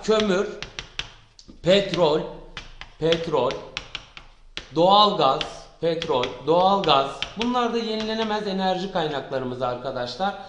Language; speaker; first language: Turkish; native; Turkish